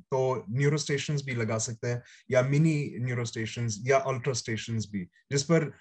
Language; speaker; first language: Hindi; native; Hindi